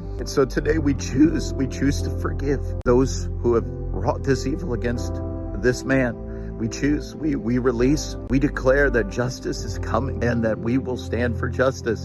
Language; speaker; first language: English; native; English